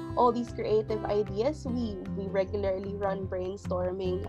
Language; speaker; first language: English; non-native, local second language; Filipino